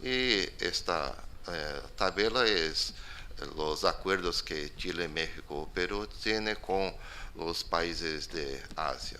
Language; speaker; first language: Spanish; non-native, fluent; Portuguese